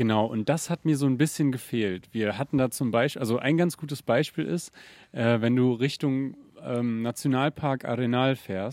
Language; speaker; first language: German; native; German